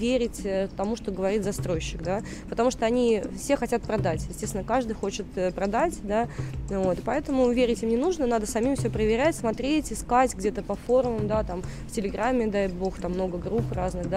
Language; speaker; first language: Russian; native; Russian